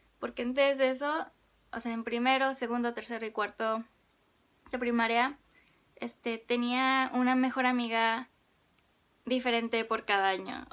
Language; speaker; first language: Spanish; early bilingual, other home language; Korean